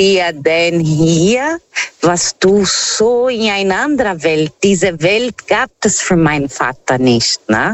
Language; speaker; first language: German; non-native, fluent; Portuguese